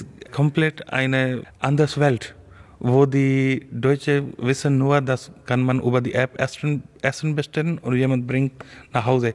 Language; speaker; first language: German; non-native, learner; Urdu